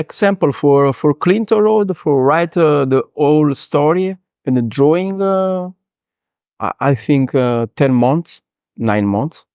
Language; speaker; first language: English; non-native, learner; Italian